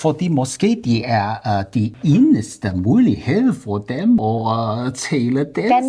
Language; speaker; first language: Danish; non-native, learner; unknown